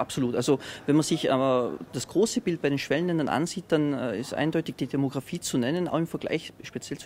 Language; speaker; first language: German; native; German